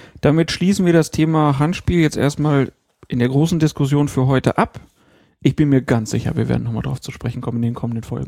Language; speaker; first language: German; native; German